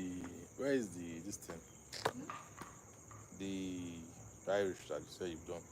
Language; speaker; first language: English; non-native, local second language; Igbo